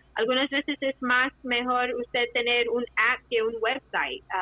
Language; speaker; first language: Spanish; early bilingual, heritage; Spanish